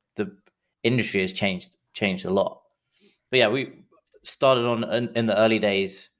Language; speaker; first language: English; native; English